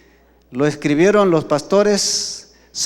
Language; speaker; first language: Spanish; native; Spanish